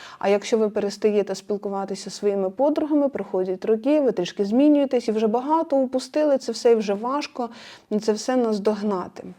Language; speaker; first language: Ukrainian; non-native, local second language; Russian